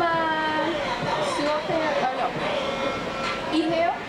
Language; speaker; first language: Korean; non-native, learner; English